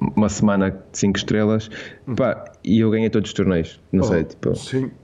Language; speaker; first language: Portuguese; native; Portuguese